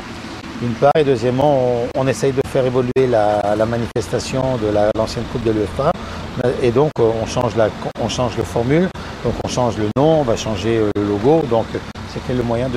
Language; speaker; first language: French; native; French